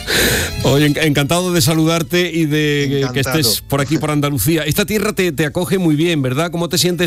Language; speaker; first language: Spanish; native; Spanish